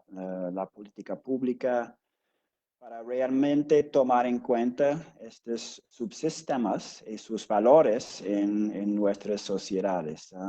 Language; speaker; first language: Spanish; non-native, fluent; English